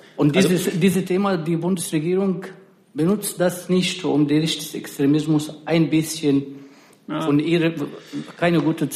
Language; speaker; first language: German; non-native, fluent; Arabic